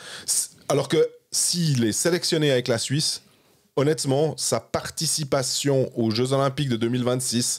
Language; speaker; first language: French; native; French